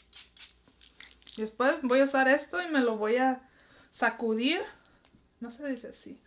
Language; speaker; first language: Spanish; early bilingual, heritage; Spanish